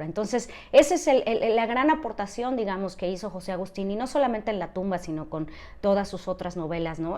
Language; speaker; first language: Spanish; native; Spanish